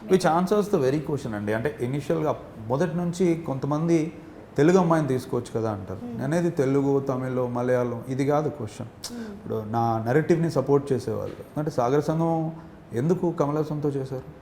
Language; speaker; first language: Telugu; native; Telugu